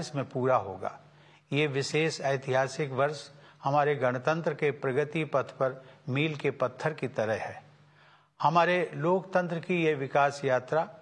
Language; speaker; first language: Hindi; native; Hindi